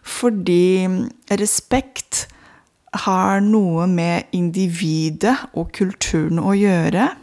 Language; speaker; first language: Norwegian; non-native, fluent; Romanian